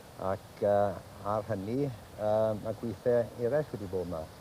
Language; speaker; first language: Welsh; native; Welsh